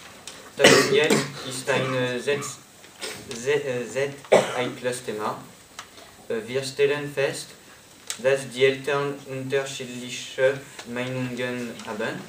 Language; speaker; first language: German; non-native, learner; French